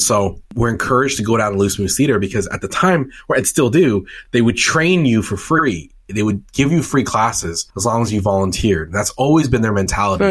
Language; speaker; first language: English; native; English